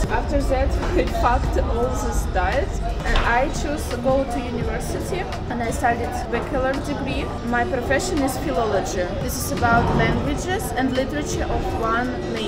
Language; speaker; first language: English; non-native, learner; Russian